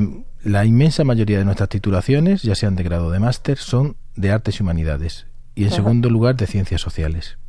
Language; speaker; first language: Spanish; native; Spanish